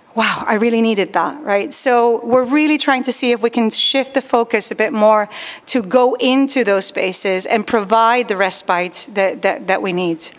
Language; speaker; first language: English; non-native, fluent; Spanish